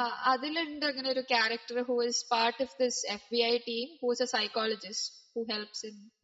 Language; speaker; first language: English; non-native, local second language; Malayalam